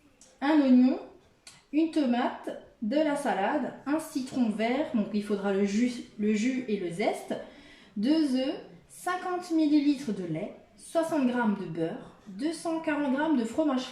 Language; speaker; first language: French; native; French